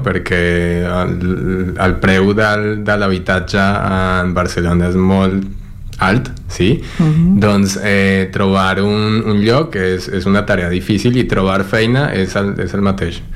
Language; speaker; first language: Catalan; non-native, learner; Spanish